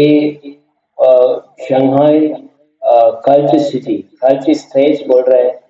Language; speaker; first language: Hindi; non-native, learner; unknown